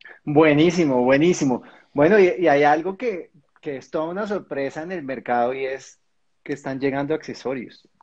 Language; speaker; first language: Spanish; native; Spanish